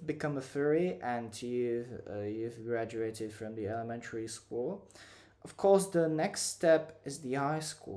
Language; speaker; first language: English; non-native, fluent; Czech